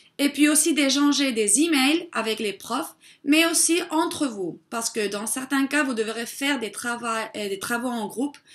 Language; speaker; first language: French; non-native, fluent; Spanish